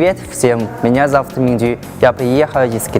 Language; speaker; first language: Russian; non-native, learner; Chinese